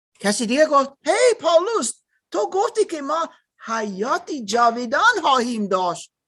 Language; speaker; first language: Persian; non-native, learner; German